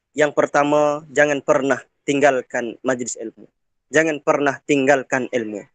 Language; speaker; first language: Malay; non-native, local second language; Iban